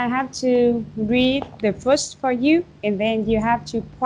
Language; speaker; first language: English; non-native, fluent; Vietnamese